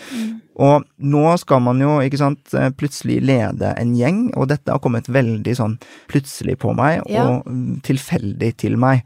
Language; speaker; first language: Norwegian; early bilingual, other home language; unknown